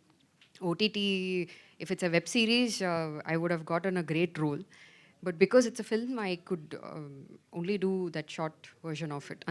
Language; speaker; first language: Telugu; non-native, fluent; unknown